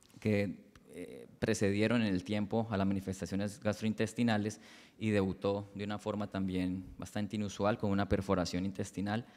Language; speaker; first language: Spanish; native; Spanish